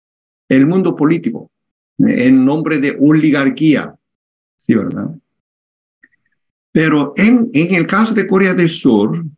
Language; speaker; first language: Spanish; non-native, fluent; Korean